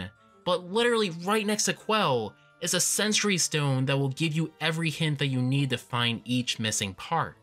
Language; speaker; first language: English; native; English